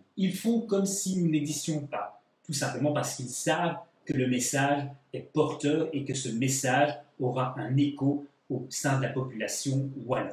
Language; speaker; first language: French; native; French